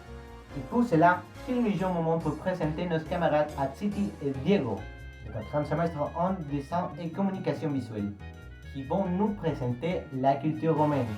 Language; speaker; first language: French; non-native, learner; Spanish